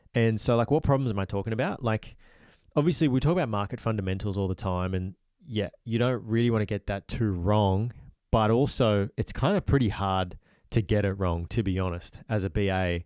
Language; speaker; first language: English; native; English